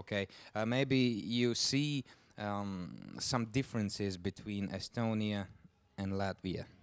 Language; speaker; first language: English; non-native, learner; Latvian